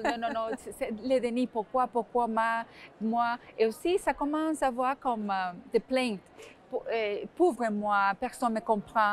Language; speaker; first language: French; non-native, fluent; Spanish